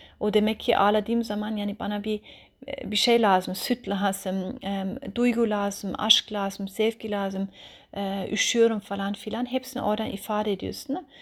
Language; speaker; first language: Turkish; early bilingual, heritage; Turkish